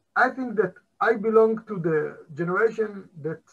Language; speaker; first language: English; non-native, fluent; Hebrew